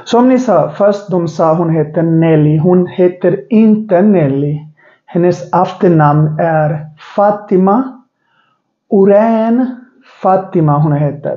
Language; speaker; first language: Swedish; non-native, learner; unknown